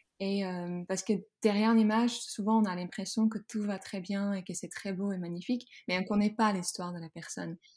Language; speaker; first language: French; non-native, fluent; Dutch